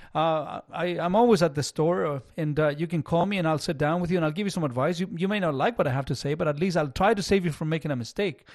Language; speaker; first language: English; non-native, fluent; Spanish